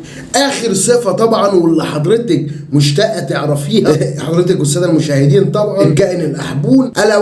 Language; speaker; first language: Arabic; native; Arabic